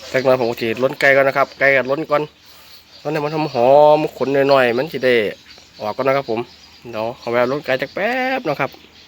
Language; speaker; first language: Thai; native; Thai